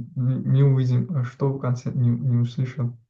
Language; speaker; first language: Russian; non-native, fluent; Georgian